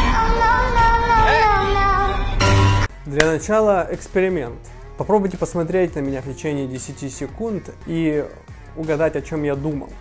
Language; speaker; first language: Russian; native; Russian